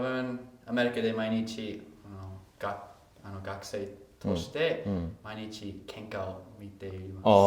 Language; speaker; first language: Japanese; non-native, learner; English